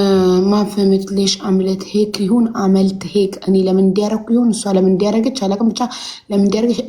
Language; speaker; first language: Arabic; non-native, fluent; Amharic